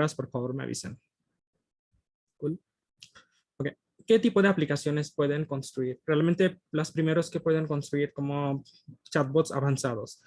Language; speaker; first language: Spanish; non-native, fluent; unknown